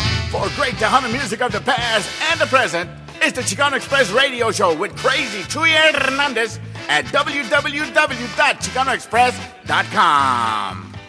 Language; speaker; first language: English; early bilingual, other home language; Spanish